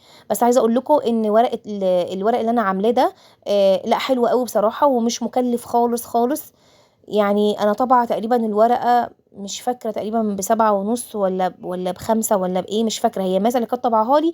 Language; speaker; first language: Arabic; native; Arabic